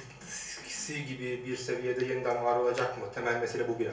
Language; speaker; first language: Turkish; native; Turkish